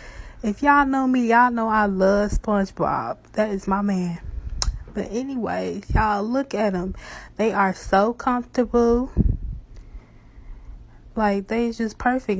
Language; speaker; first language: English; native; English